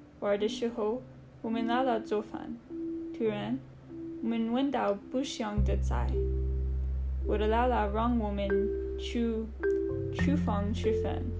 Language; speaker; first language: Chinese; non-native, learner; English